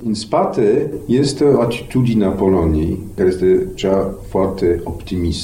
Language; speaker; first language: Romanian; non-native, fluent; Polish